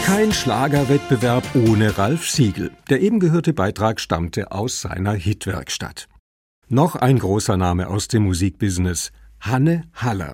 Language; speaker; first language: German; native; German